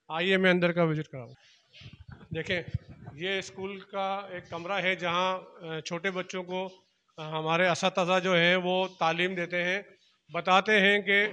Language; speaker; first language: Urdu; non-native, local second language; Sindhi